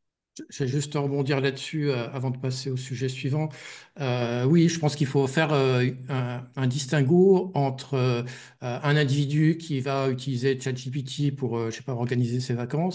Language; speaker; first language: French; native; French